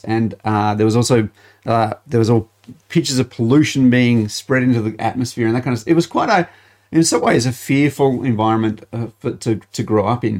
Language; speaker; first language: English; native; English